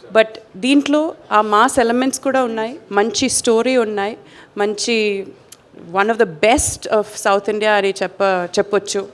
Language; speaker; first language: Telugu; non-native, fluent; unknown